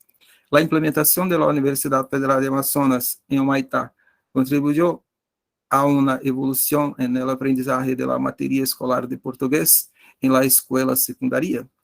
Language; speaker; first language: Spanish; non-native, learner; Portuguese